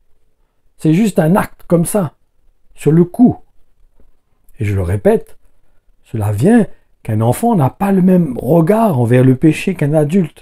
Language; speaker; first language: French; native; French